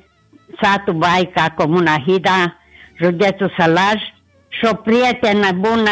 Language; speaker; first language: Romanian; native; Romanian